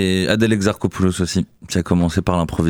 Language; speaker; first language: French; native; French